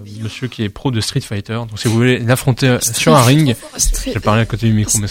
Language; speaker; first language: French; native; French